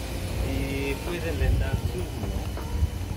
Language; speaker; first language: Spanish; non-native, learner; Korean